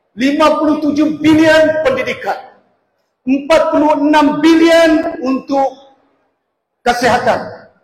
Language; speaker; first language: Malay; native; Malay